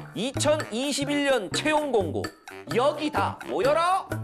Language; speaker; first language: Korean; native; Korean